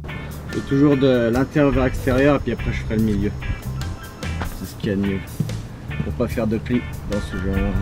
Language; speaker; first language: French; native; French